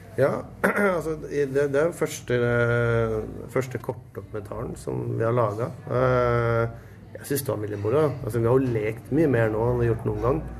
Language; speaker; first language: Norwegian; native; Norwegian